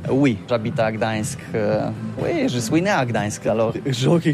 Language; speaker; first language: French; non-native, learner; Polish